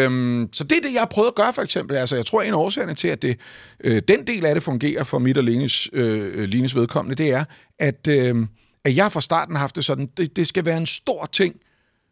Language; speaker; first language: Danish; native; Danish